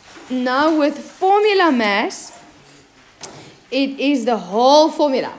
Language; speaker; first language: English; non-native, local second language; Afrikaans